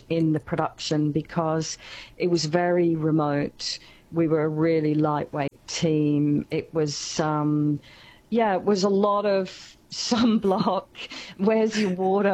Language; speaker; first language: English; native; English